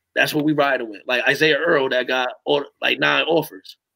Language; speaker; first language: English; native; English